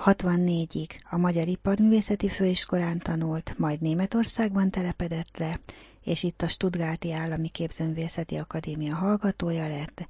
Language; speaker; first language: Hungarian; native; Hungarian